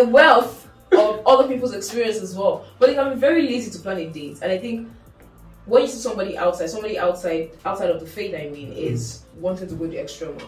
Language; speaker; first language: English; non-native, local second language; Yoruba